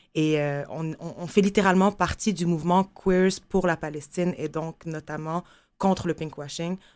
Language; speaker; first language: French; non-native, local second language; Arabic